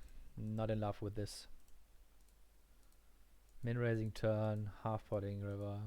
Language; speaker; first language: English; non-native, fluent; German